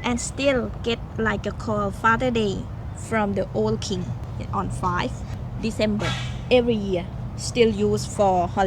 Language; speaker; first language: English; non-native, learner; Thai